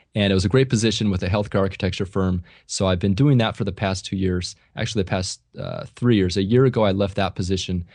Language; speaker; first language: English; native; English